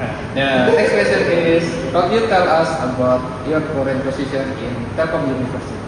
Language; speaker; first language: English; non-native, learner; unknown